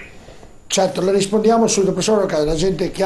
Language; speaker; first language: Italian; native; Italian